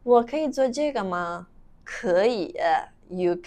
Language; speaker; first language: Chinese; non-native, fluent; Italian